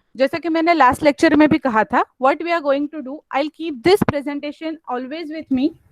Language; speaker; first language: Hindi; non-native, local second language; Marathi